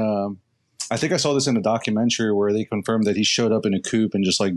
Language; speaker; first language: English; native; English